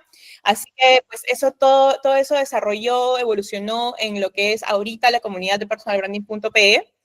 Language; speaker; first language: Spanish; native; Spanish